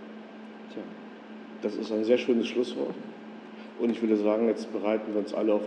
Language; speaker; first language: German; native; German